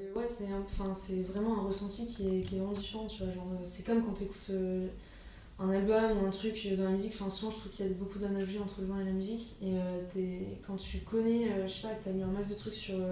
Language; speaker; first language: French; native; French